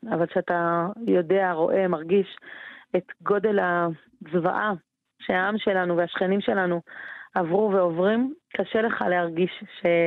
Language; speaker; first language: Hebrew; native; Hebrew